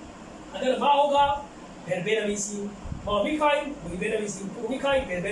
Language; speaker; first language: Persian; non-native, fluent; Urdu